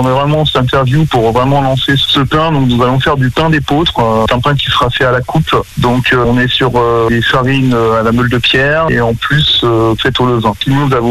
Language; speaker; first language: French; native; French